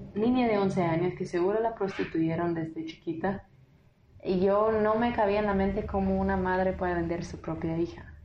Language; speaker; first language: Spanish; non-native, fluent; English